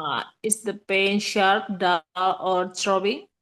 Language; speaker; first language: English; non-native, learner; Indonesian